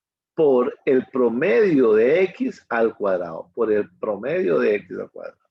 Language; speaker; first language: Spanish; native; Spanish